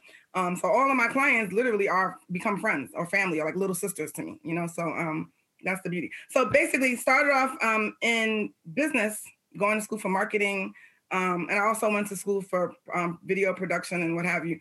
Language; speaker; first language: English; native; English